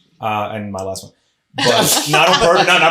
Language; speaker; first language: English; native; English